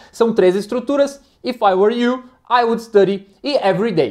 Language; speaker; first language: English; non-native, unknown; Portuguese